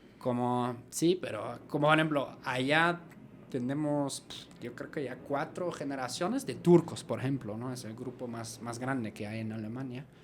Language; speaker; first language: Spanish; non-native, fluent; German